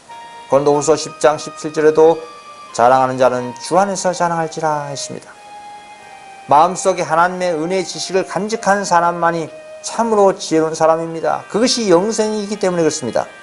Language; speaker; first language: Korean; native; Korean